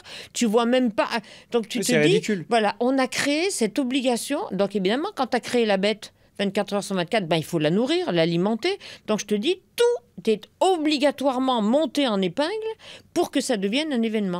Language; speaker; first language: French; native; French